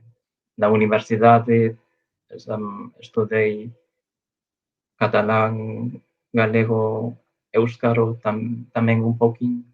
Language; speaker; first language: Galician; non-native, fluent; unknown